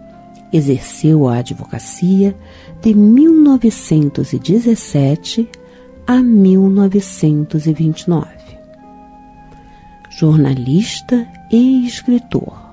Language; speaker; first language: Portuguese; native; Portuguese